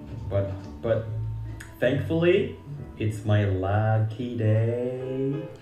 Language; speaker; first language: English; non-native, fluent; Indonesian